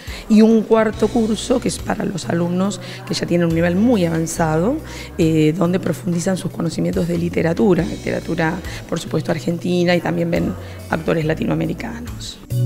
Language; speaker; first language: Spanish; native; Spanish